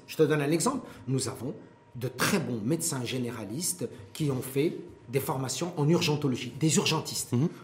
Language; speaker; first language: French; non-native, local second language; Arabic